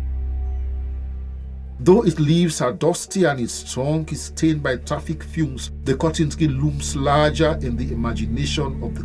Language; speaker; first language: English; non-native, local second language; Krio